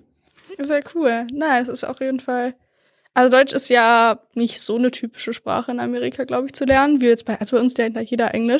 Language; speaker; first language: German; native; German